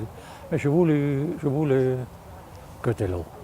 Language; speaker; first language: French; non-native, fluent; German